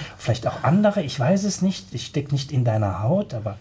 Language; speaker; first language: German; native; German